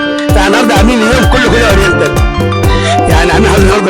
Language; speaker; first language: Arabic; native; Arabic